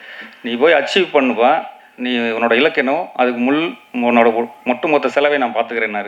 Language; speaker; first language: Tamil; native; Tamil